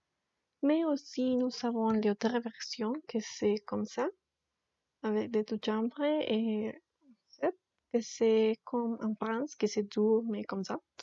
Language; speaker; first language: French; non-native, learner; Spanish